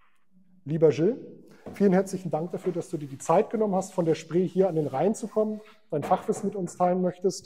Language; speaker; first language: German; native; German